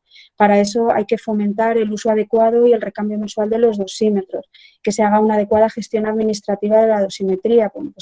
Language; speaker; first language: Spanish; native; Spanish